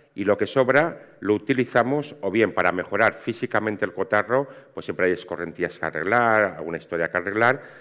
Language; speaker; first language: Spanish; native; Spanish